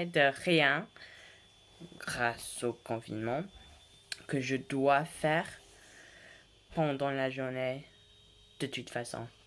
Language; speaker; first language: French; non-native, learner; English